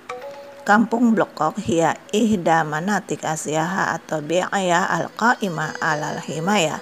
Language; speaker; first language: Arabic; non-native, fluent; Indonesian